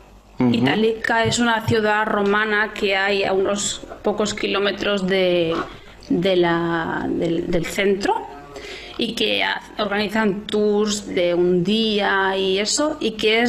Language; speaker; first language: Spanish; native; Spanish